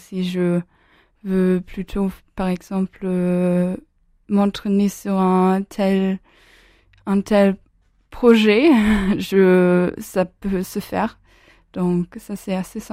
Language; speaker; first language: French; non-native, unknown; German